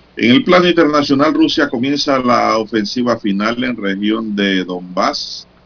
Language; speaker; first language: Spanish; native; Spanish